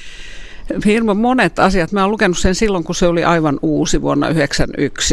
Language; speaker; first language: Finnish; native; Finnish